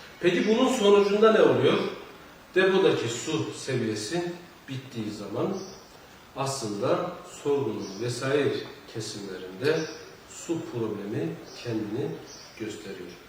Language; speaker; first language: Turkish; native; Turkish